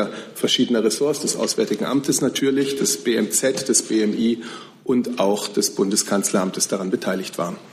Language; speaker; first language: German; native; German